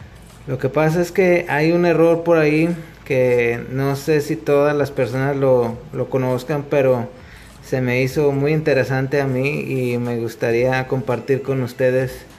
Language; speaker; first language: Spanish; native; Spanish